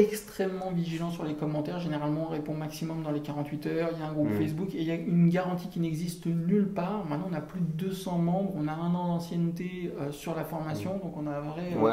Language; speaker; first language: French; native; French